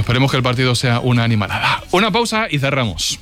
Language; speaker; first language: Spanish; native; Spanish